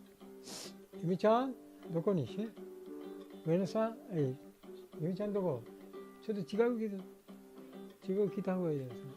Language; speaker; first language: Japanese; non-native, fluent; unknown